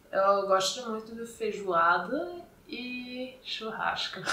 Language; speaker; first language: Portuguese; non-native, fluent; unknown